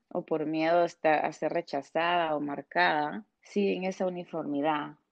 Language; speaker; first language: Spanish; native; Spanish